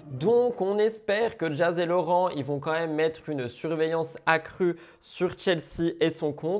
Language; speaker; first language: French; native; French